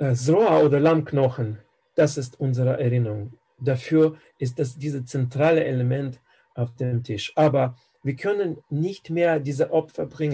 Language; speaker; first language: German; non-native, fluent; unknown